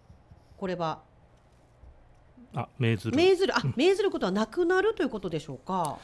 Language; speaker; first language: Japanese; native; Japanese